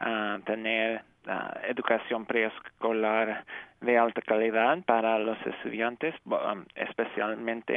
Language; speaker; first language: Spanish; early bilingual, heritage; English